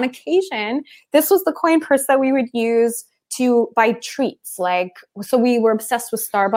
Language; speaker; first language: English; native; English